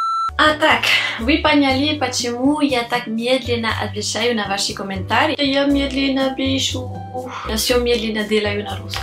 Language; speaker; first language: Russian; non-native, fluent; French